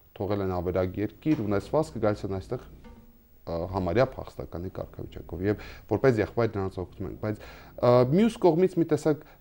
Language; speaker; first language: Armenian; native; Armenian